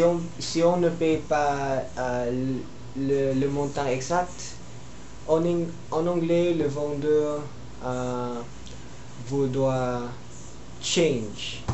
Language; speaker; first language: French; non-native, learner; Filipino